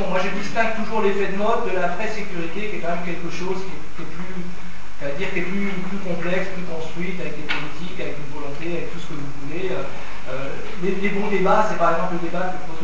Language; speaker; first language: French; native; French